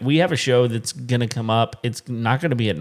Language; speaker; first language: English; native; English